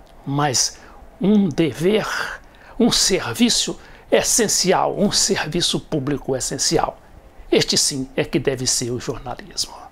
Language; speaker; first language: Portuguese; native; Portuguese